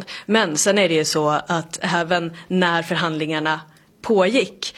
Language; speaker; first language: Swedish; native; Swedish